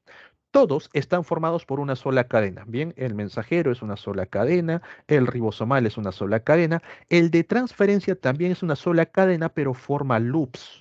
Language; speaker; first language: Spanish; native; Spanish